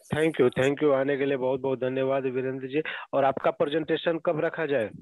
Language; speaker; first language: Hindi; native; Hindi